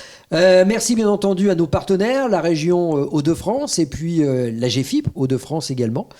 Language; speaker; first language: French; native; French